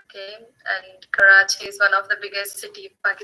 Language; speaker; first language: English; non-native, learner; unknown